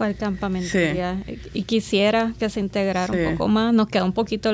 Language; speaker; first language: Spanish; native; Spanish